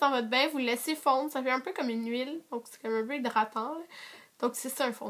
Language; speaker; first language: French; native; French